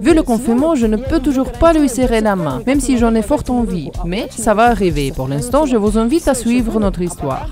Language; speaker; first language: French; non-native, fluent; Russian